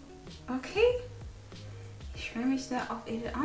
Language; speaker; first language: German; non-native, learner; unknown